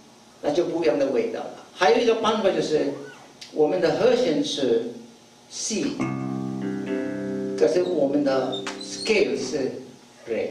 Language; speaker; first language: Chinese; non-native, fluent; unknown